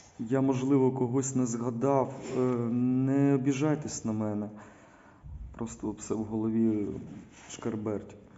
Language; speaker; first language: Ukrainian; non-native, local second language; Russian